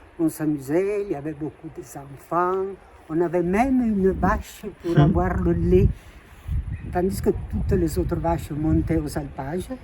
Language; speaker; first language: French; non-native, local second language; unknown